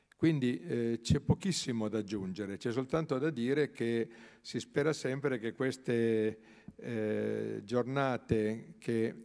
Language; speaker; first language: Italian; native; Italian